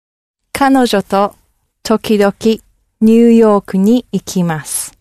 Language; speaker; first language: Japanese; non-native, learner; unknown